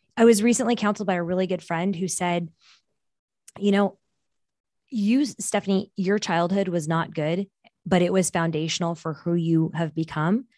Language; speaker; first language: English; early bilingual, other home language; Portuguese